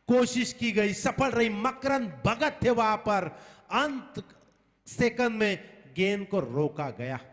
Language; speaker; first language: Hindi; non-native, local second language; Marathi